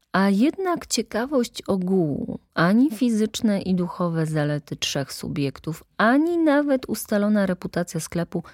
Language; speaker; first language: Polish; native; Polish